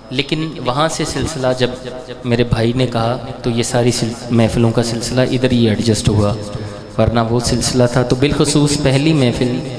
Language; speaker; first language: Urdu; non-native, local second language; Punjabi